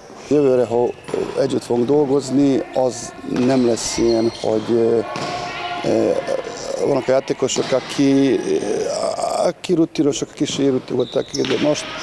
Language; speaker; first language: Hungarian; non-native, learner; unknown